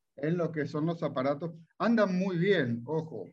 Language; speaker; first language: Spanish; native; Spanish